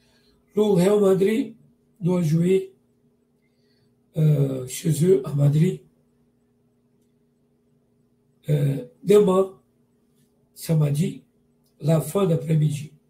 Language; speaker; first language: French; non-native, learner; Portuguese